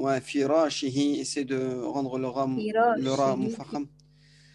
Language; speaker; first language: French; native; French